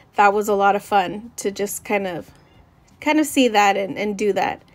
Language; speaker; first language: English; native; English